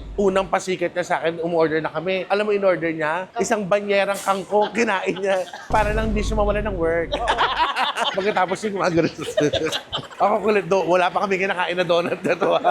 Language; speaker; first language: Filipino; native; Filipino